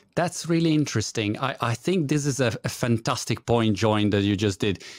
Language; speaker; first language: English; non-native, fluent; Italian